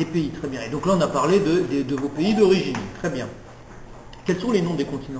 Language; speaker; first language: French; native; French